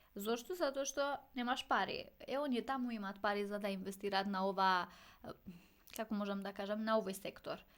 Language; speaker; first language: Macedonian; non-native, local second language; Albanian